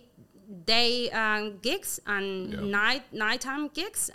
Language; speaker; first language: English; non-native, fluent; Spanish